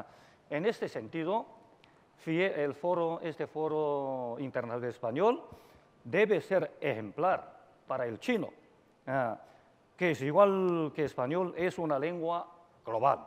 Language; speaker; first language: Spanish; non-native, fluent; Chinese